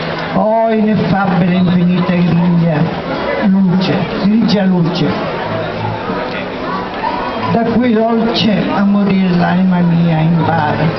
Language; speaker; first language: Italian; native; Italian